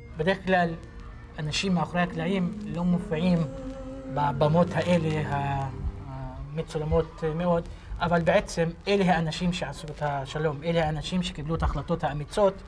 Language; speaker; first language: Hebrew; non-native, local second language; Arabic